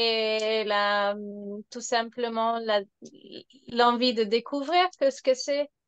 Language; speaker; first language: French; non-native, fluent; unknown